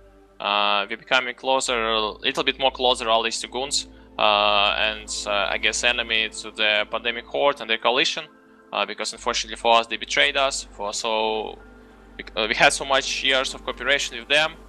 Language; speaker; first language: English; non-native, fluent; Russian